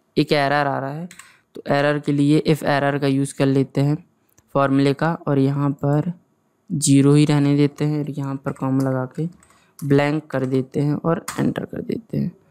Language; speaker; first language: Hindi; native; Hindi